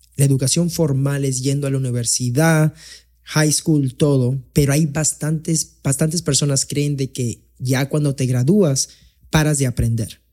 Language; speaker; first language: Spanish; early bilingual, heritage; Spanish